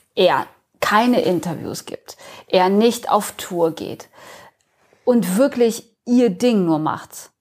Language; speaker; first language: German; native; German